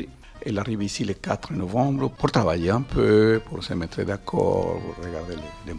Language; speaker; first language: French; non-native, fluent; Spanish